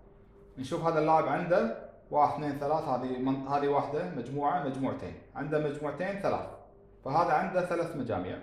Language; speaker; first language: Arabic; native; Arabic